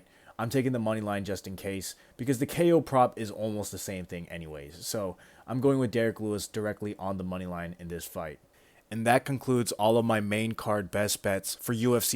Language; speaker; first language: English; native; English